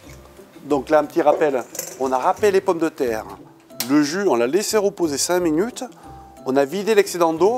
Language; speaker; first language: French; native; French